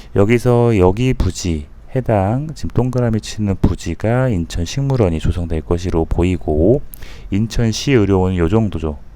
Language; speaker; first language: Korean; native; Korean